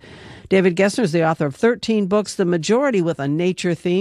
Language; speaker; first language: English; native; English